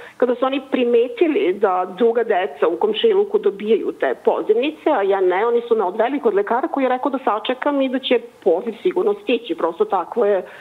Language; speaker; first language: Serbian; native; Serbian